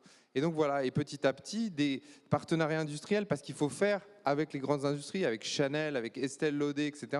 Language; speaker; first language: French; native; French